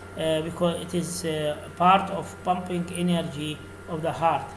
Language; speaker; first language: English; non-native, fluent; Arabic